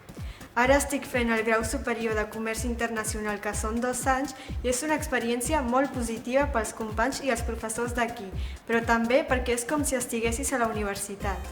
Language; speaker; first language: Catalan; early bilingual, other home language; Punjabi